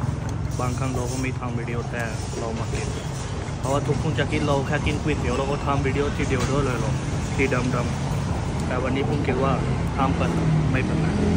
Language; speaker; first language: Thai; non-native, fluent; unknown